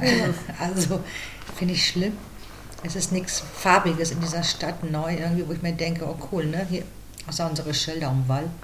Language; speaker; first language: German; native; German